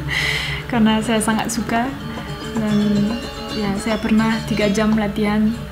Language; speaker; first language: Indonesian; non-native, fluent; French